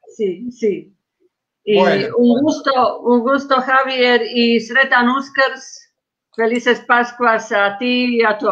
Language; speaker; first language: Spanish; non-native, fluent; Croatian